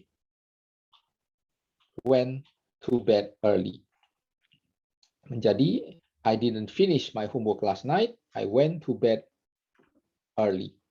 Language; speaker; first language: English; non-native, fluent; Indonesian